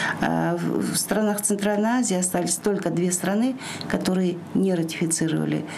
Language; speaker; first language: Russian; non-native, local second language; Kyrgyz